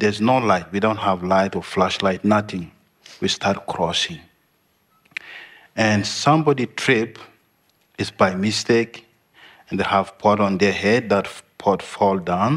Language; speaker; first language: English; non-native, learner; Arabic